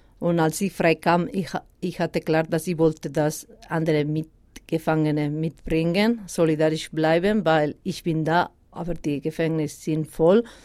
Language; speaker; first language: German; non-native, learner; Basque